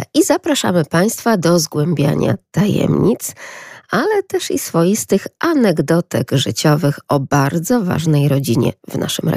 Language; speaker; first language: Polish; native; Polish